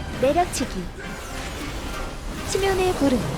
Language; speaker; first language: Korean; native; Korean